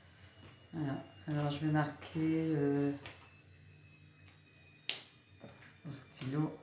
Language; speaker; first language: French; native; French